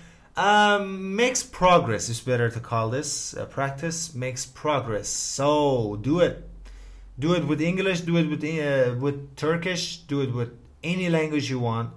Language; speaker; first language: English; non-native, fluent; Persian